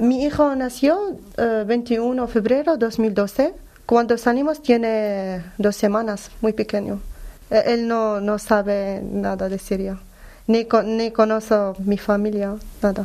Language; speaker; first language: Spanish; non-native, learner; Arabic